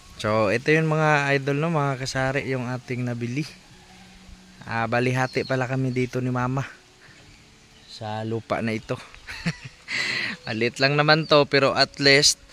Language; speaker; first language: Filipino; non-native, local second language; Masbatenyo